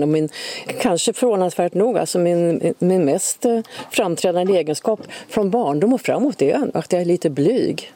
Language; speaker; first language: Swedish; native; Swedish